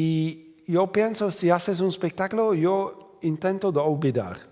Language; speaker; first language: Spanish; non-native, fluent; Dutch